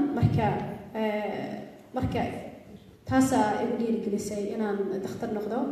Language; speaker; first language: Somali; early bilingual, heritage; Somali